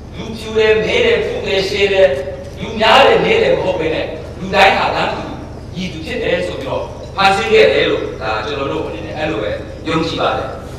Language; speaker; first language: Burmese; non-native, local second language; Kachin